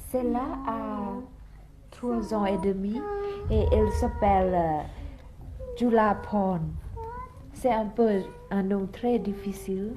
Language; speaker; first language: French; non-native, fluent; Thai